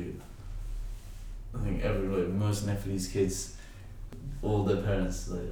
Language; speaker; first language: English; native; English